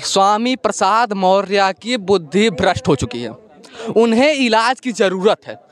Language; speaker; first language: Hindi; native; Hindi